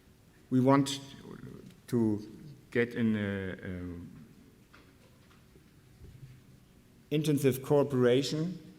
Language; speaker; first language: English; non-native, fluent; German